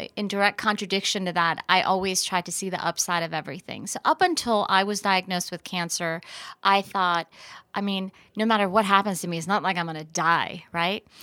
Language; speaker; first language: English; early bilingual, other home language; Persian